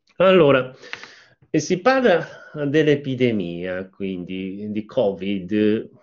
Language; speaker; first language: Italian; non-native, fluent; Japanese